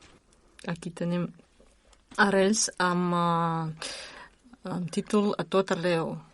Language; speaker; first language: Catalan; non-native, learner; Russian